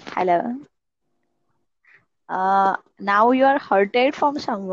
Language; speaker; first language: English; non-native, learner; Gujarati